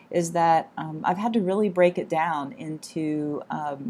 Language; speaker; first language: English; native; English